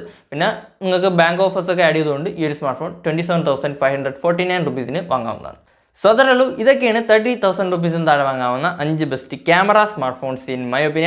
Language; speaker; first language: Malayalam; native; Malayalam